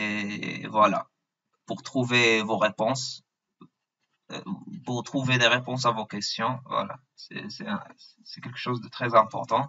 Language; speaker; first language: French; non-native, local second language; Arabic